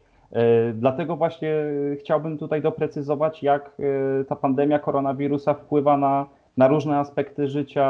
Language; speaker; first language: Polish; native; Polish